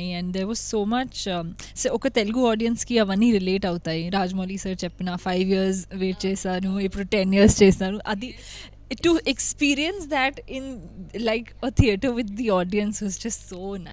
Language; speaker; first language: Telugu; non-native, local second language; Hindi